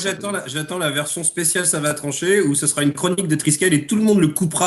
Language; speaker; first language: French; native; French